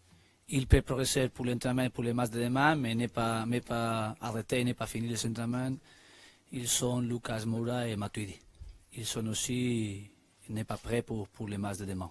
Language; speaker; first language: French; non-native, learner; Spanish